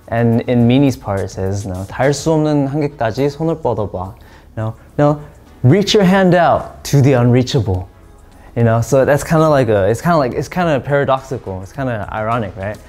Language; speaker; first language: English; early bilingual, other home language; Korean